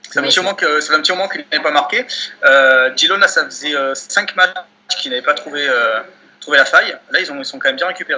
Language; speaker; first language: French; native; French